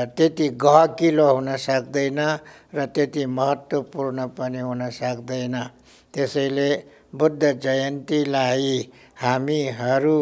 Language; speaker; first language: Nepali; non-native, local second language; Newari